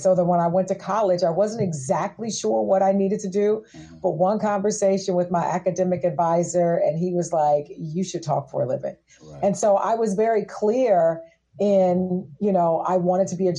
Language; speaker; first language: English; native; English